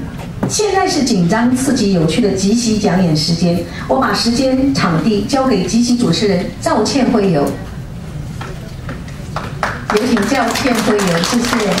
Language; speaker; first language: Chinese; native; Chinese